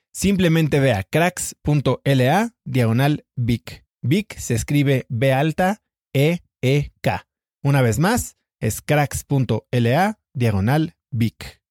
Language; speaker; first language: Spanish; native; Spanish